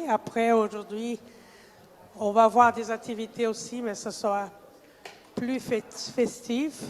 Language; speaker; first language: French; non-native, fluent; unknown